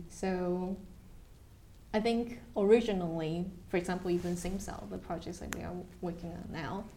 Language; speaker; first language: English; non-native, fluent; Chinese